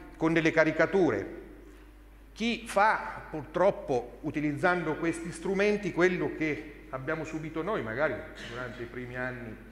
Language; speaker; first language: Italian; native; Italian